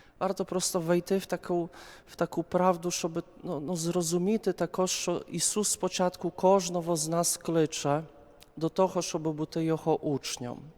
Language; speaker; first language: Polish; non-native, learner; Ukrainian